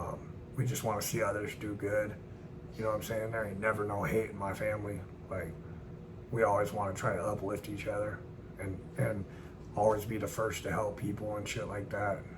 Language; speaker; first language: English; native; English